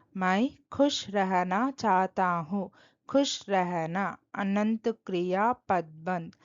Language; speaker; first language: Hindi; non-native, local second language; Telugu